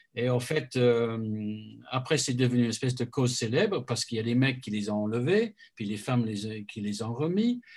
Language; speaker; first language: French; non-native, fluent; English